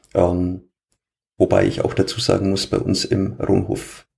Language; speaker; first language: German; native; German